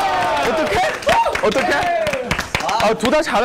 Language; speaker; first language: Korean; non-native, learner; Chinese